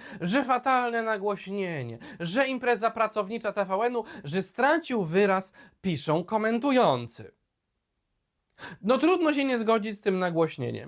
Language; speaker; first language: Polish; native; Polish